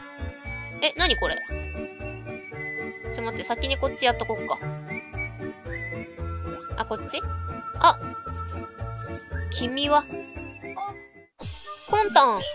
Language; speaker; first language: Japanese; native; Japanese